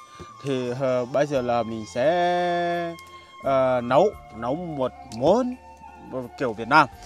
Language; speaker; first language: Vietnamese; non-native, fluent; Portuguese